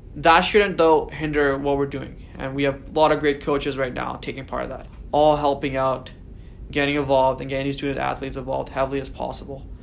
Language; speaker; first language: English; native; English